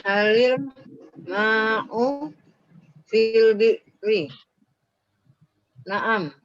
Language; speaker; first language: Arabic; non-native, learner; Indonesian